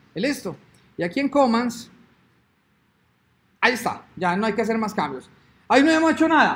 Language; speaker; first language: Spanish; native; Spanish